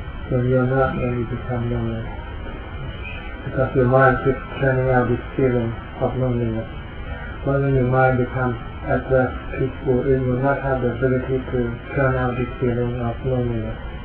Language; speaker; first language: English; non-native, fluent; Thai